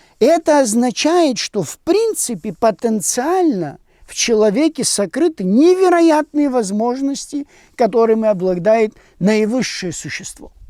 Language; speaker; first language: Russian; non-native, local second language; Abkhazian